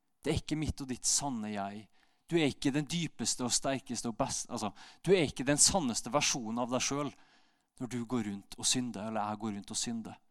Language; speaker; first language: Norwegian; native; Norwegian